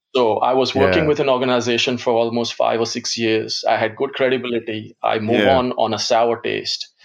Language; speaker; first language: English; non-native, local second language; Gujarati